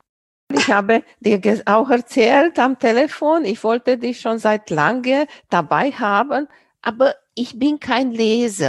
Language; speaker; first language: German; non-native, fluent; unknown